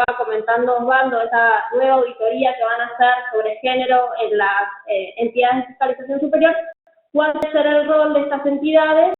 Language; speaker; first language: Spanish; native; Spanish